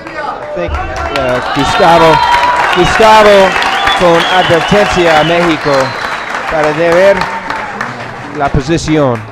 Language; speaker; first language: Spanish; non-native, learner; English